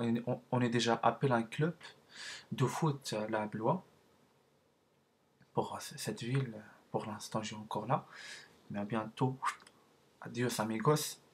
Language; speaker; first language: French; non-native, learner; Arabic